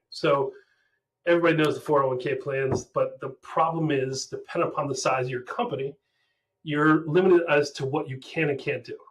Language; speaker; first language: English; native; English